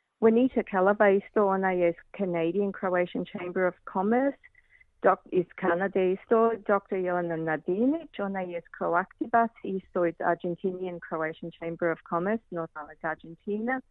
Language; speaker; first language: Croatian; early bilingual, heritage; Croatian